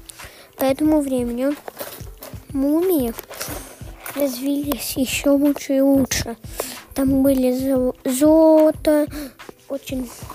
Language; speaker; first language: Russian; early bilingual, heritage; Russian